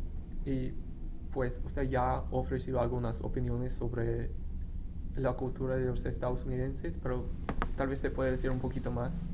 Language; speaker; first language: Spanish; non-native, fluent; English